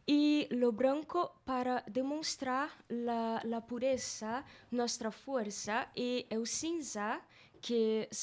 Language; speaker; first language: Spanish; non-native, learner; Portuguese